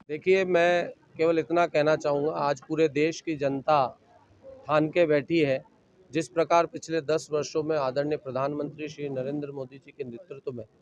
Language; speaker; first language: Hindi; native; Hindi